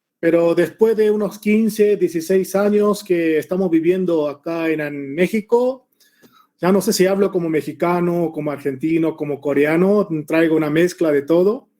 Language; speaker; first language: Spanish; early bilingual, other home language; Korean